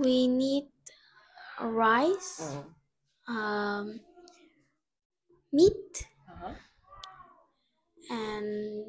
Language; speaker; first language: English; non-native, learner; Vietnamese